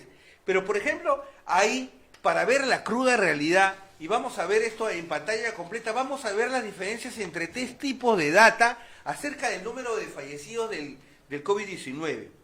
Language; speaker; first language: Spanish; native; Spanish